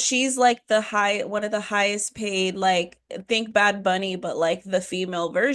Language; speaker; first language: English; native; English